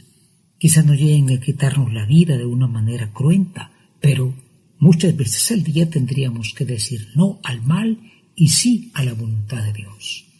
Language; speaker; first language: Spanish; native; Spanish